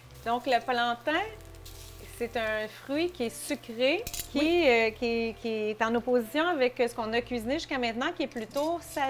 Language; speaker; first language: French; native; French